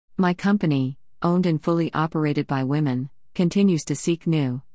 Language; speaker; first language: English; native; English